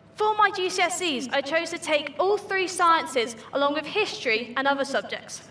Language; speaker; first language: English; native; English